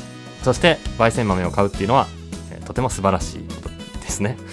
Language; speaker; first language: Japanese; native; Japanese